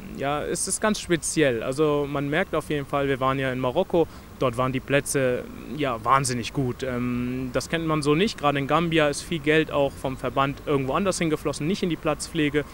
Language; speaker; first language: German; native; German